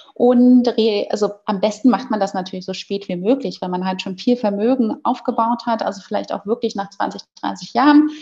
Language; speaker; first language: German; native; German